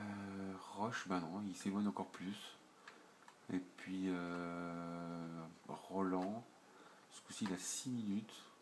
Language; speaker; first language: French; native; French